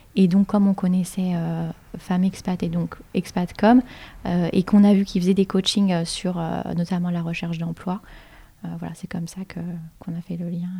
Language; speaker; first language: French; native; French